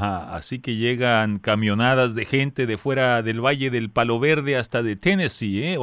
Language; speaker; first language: Spanish; native; Spanish